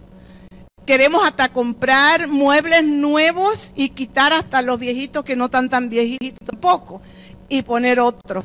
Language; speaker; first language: Spanish; native; Spanish